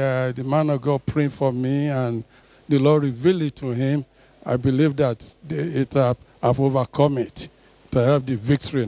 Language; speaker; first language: English; non-native, local second language; Yoruba